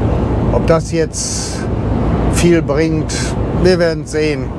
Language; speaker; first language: German; native; German